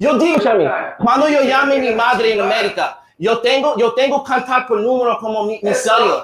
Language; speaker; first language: Spanish; non-native, learner; English